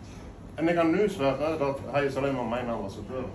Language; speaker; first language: Dutch; non-native, fluent; Norwegian